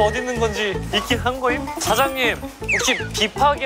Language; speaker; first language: Korean; native; Korean